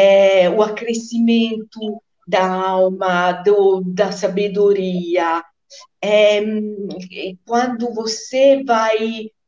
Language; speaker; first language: Portuguese; non-native, fluent; Italian